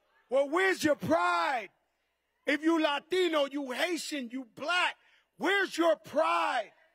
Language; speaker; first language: English; native; English